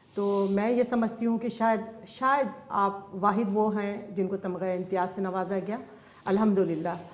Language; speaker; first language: Urdu; native; Urdu